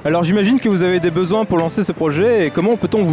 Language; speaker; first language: French; native; French